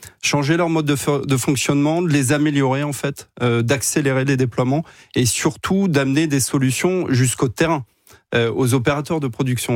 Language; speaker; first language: French; native; French